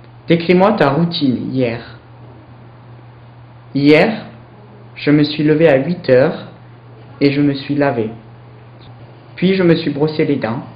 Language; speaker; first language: French; non-native, learner; English